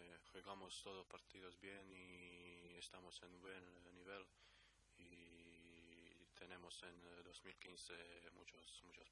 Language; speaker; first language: Spanish; non-native, learner; Croatian